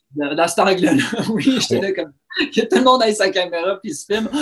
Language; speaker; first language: French; native; French